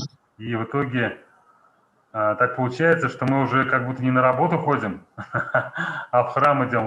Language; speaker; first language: Russian; native; Russian